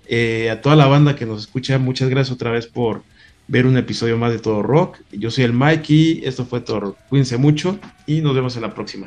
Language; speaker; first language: Spanish; native; Spanish